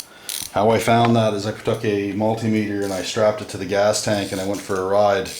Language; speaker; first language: English; native; English